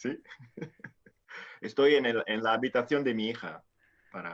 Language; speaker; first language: Spanish; non-native, fluent; Italian